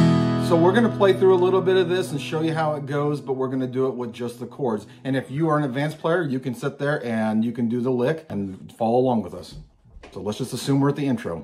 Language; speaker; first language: English; native; English